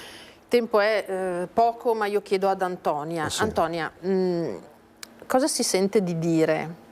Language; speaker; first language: Italian; native; Italian